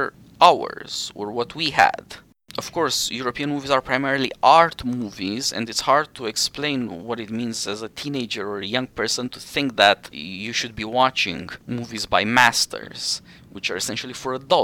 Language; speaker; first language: English; non-native, fluent; Romanian